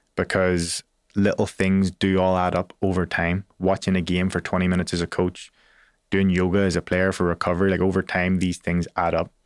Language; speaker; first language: English; native; English